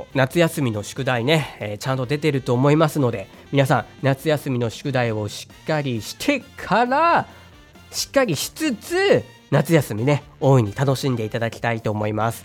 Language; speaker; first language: Japanese; native; Japanese